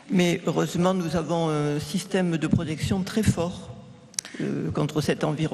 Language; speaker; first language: French; native; French